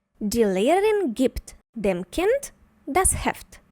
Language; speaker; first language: German; non-native, fluent; Ukrainian